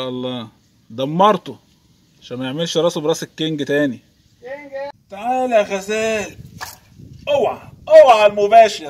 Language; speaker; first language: Arabic; native; Arabic